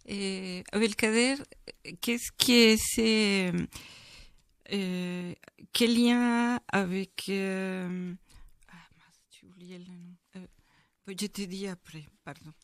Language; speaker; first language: French; non-native, fluent; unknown